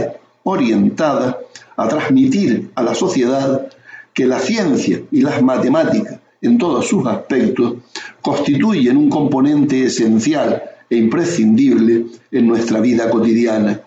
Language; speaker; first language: Spanish; native; Spanish